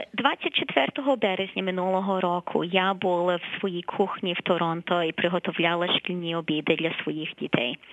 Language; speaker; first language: Ukrainian; early bilingual, heritage; Ukrainian